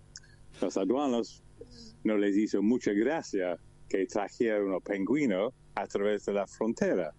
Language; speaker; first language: Spanish; non-native, learner; English